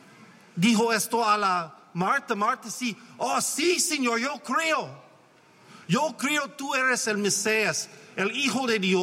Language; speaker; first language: Spanish; non-native, learner; English